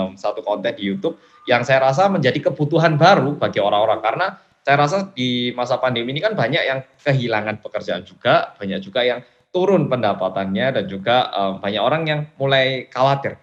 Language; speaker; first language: Indonesian; non-native, fluent; Korean